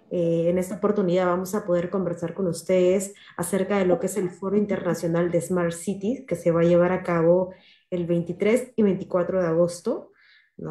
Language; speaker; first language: Spanish; native; Spanish